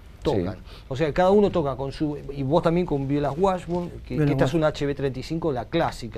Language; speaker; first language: Spanish; native; Spanish